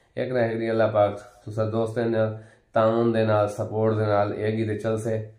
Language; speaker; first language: Punjabi; non-native, local second language; Saraiki